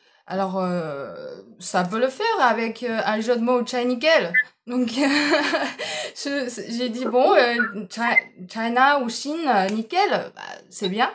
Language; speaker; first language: French; non-native, fluent; Chinese